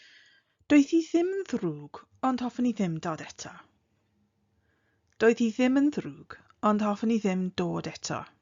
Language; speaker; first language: Welsh; non-native, fluent; English